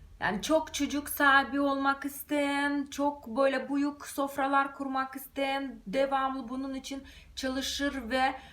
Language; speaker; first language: Turkish; non-native, fluent; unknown